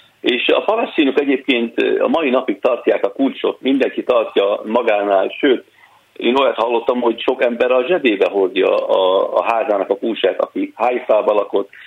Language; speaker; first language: Hungarian; non-native, fluent; Arabic